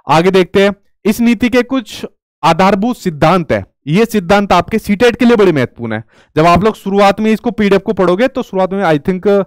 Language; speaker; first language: Hindi; native; Hindi